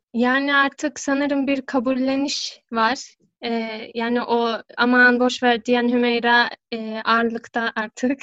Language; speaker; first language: Turkish; early bilingual, heritage; Turkish